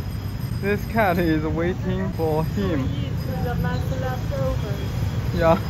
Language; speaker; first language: English; non-native, learner; Chinese